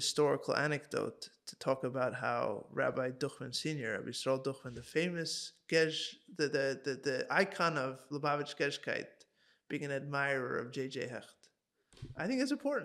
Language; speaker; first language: English; native; English